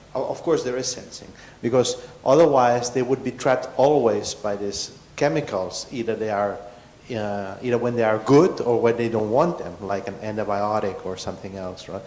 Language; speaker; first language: English; non-native, fluent; Catalan